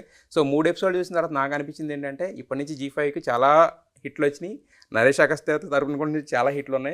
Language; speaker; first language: Telugu; native; Telugu